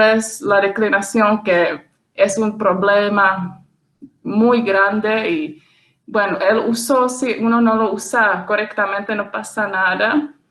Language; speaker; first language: Spanish; non-native, fluent; Czech